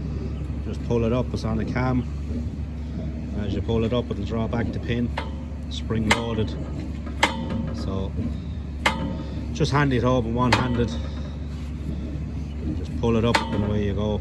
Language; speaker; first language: English; native; English